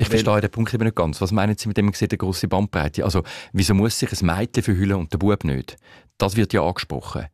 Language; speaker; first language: German; native; German